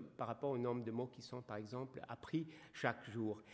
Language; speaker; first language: French; non-native, fluent; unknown